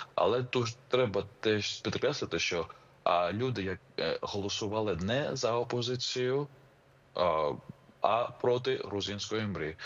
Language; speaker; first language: Ukrainian; non-native, fluent; Georgian